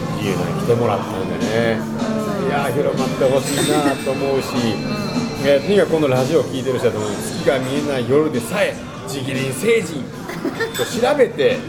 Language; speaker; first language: Japanese; native; Japanese